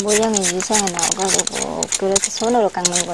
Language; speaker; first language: Korean; non-native, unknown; Vietnamese